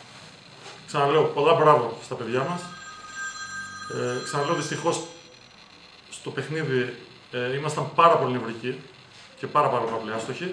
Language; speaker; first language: Greek; native; Greek